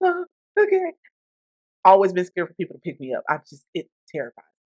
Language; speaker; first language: English; native; English